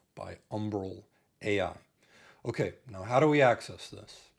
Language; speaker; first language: English; native; English